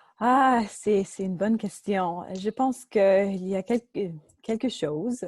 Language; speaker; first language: French; non-native, local second language; English